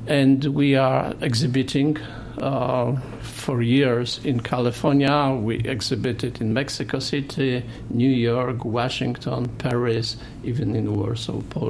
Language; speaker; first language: English; non-native, fluent; Polish